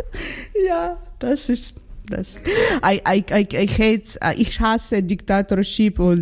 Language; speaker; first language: German; non-native, learner; Ukrainian